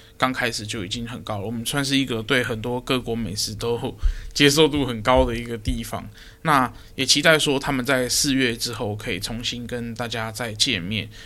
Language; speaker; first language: Chinese; native; Chinese